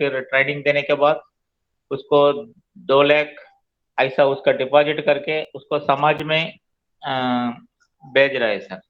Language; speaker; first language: Hindi; non-native, local second language; Telugu